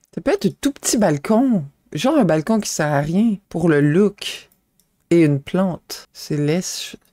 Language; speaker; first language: French; native; French